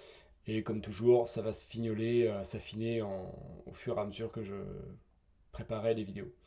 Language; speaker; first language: French; native; French